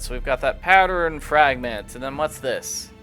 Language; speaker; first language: English; native; English